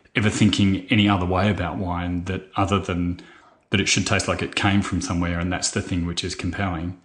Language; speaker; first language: English; native; English